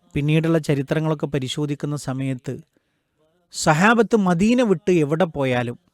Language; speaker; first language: Malayalam; native; Malayalam